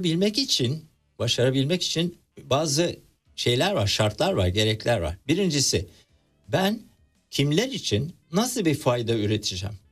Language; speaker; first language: Turkish; native; Turkish